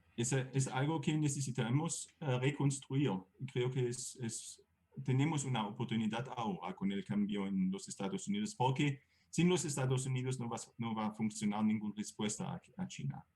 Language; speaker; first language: Spanish; non-native, fluent; German